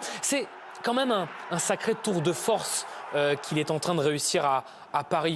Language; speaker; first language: French; native; French